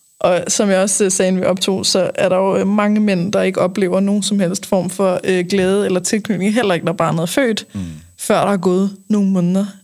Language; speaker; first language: Danish; native; Danish